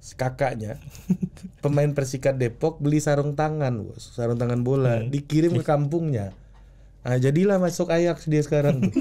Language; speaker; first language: Indonesian; non-native, local second language; Minangkabau